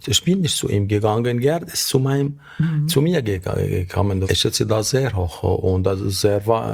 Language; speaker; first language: German; non-native, fluent; Arabic